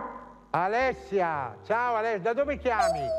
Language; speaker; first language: Italian; native; Italian